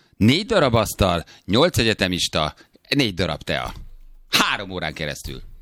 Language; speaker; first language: Hungarian; native; Hungarian